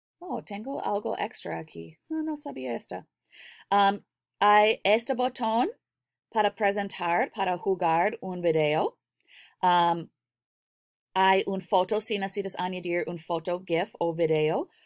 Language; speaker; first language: Spanish; non-native, learner; English